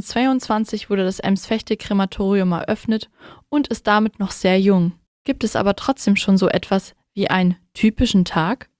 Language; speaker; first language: German; native; German